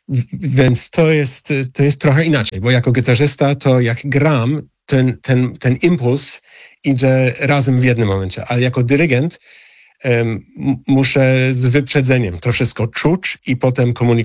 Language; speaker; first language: Polish; non-native, fluent; English